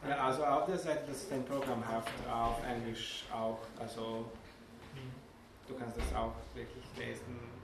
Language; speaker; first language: German; non-native, learner; Hungarian